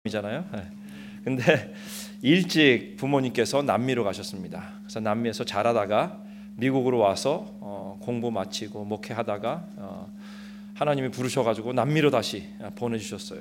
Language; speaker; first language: Korean; early bilingual, heritage; Korean